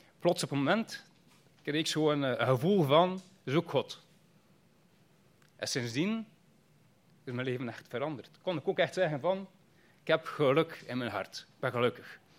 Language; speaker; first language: Dutch; native; Dutch